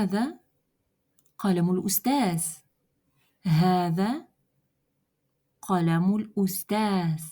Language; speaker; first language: Arabic; non-native, fluent; Russian